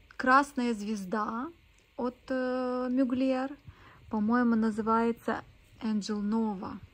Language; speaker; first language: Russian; native; Russian